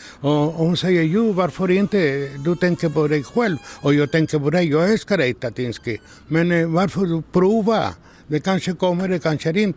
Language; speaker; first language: Swedish; non-native, learner; Spanish